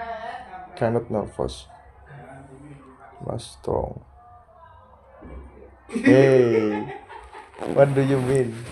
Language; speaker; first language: English; non-native, learner; Indonesian